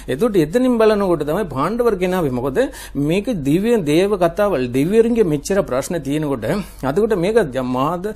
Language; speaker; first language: Sinhala; non-native, fluent; Tamil